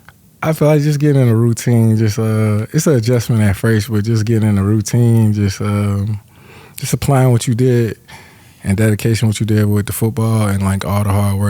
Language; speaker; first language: English; native; English